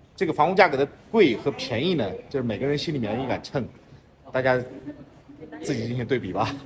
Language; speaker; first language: Chinese; native; Chinese